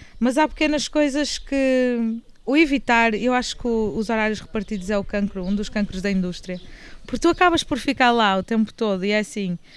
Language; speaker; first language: Portuguese; native; Portuguese